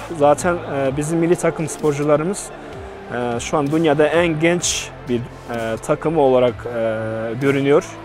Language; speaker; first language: Turkish; non-native, fluent; Kazakh